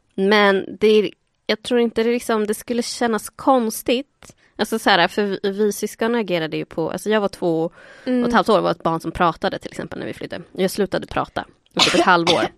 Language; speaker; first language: Swedish; early bilingual, other home language; Spanish